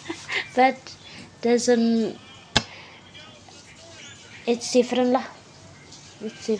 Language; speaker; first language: English; non-native, learner; Indonesian